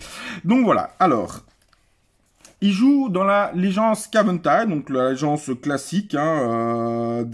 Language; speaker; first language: French; native; French